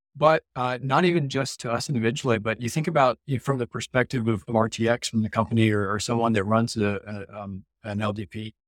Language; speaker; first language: English; native; English